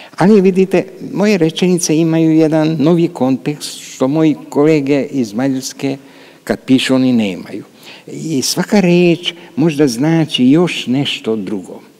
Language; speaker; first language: Croatian; non-native, local second language; Hungarian